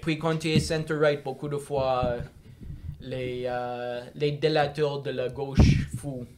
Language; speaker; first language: French; non-native, local second language; English